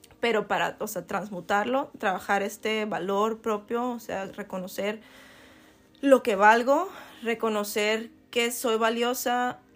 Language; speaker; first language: Spanish; native; Spanish